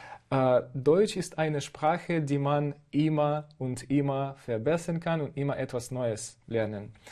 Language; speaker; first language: German; non-native, fluent; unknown